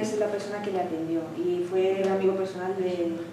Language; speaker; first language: Spanish; native; Spanish